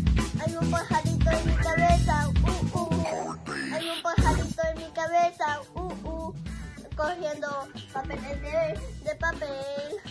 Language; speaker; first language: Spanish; early bilingual, other home language; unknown